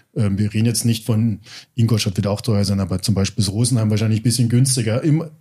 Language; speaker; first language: German; early bilingual, other home language; English